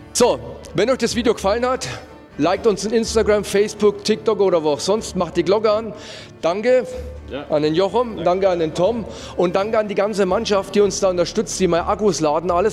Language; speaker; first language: German; native; German